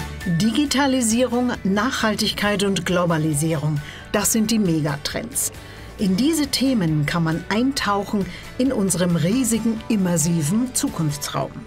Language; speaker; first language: German; native; German